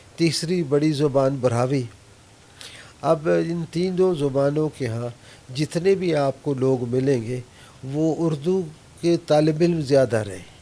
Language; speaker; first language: Urdu; non-native, local second language; Brahui